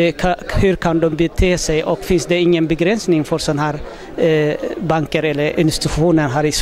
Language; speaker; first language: Swedish; non-native, learner; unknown